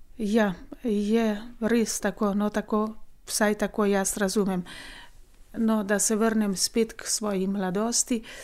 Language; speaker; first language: Slovenian; non-native, fluent; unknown